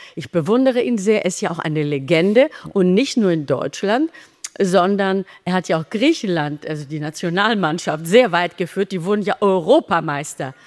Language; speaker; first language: German; early bilingual, other home language; Greek